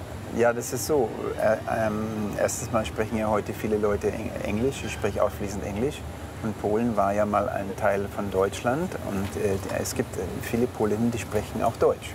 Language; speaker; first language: German; native; German